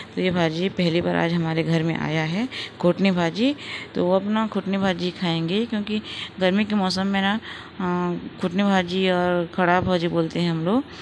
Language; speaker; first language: Hindi; non-native, local second language; Odia